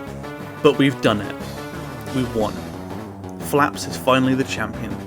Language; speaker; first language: English; native; English